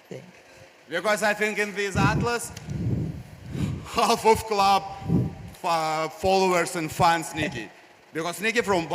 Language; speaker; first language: English; non-native, learner; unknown